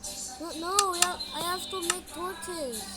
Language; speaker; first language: English; non-native, local second language; Filipino